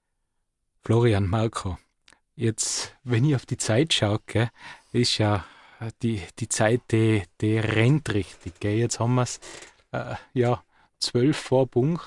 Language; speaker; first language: German; native; German